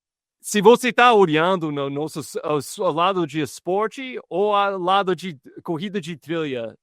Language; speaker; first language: Portuguese; non-native, fluent; English